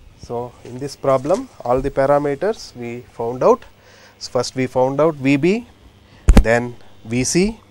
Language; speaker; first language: English; non-native, local second language; Kannada